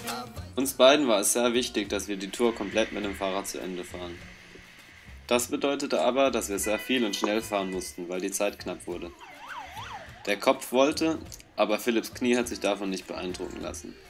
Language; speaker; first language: German; native; German